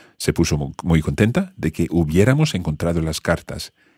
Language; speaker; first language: Spanish; non-native, fluent; English